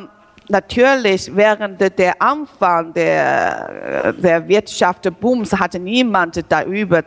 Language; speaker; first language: German; non-native, learner; Chinese